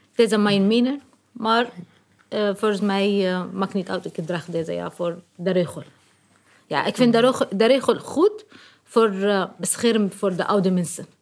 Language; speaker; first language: Dutch; non-native, learner; Arabic